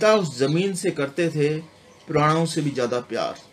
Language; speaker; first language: Hindi; non-native, local second language; Sindhi